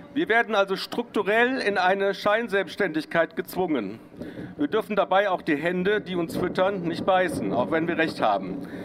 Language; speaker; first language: German; native; German